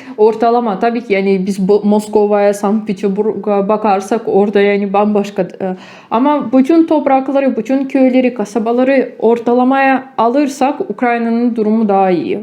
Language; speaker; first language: Turkish; non-native, fluent; Ukrainian